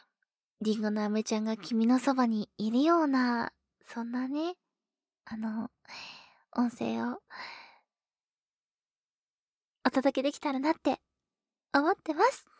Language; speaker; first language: Japanese; native; Japanese